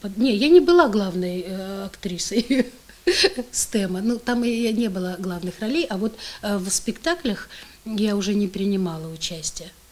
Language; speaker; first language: Russian; native; Russian